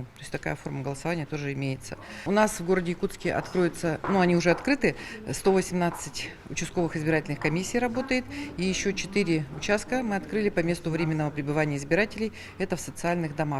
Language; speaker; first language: Russian; native; Russian